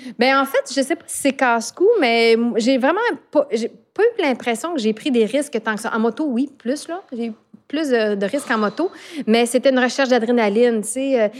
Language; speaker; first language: French; native; French